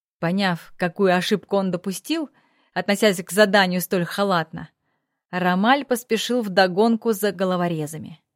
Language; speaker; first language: Russian; native; Russian